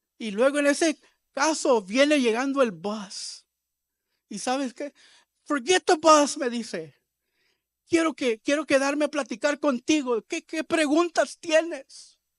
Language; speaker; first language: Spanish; early bilingual, heritage; Spanish